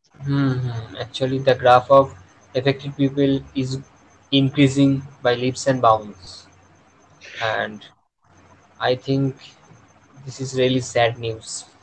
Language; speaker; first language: English; non-native, local second language; Bangla